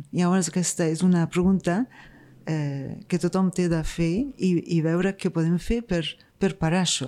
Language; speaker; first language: Catalan; non-native, fluent; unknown